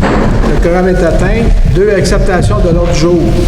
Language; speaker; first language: French; native; French